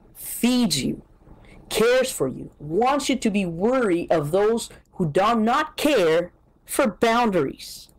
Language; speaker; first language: English; early bilingual, other home language; Spanish